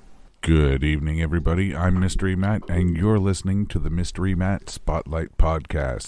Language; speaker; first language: English; native; English